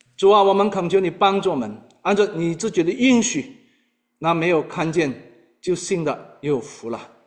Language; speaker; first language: Chinese; native; Chinese